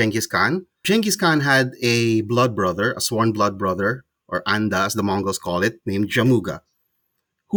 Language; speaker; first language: English; non-native, local second language; Cebuano